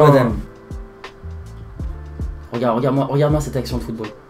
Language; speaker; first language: French; native; French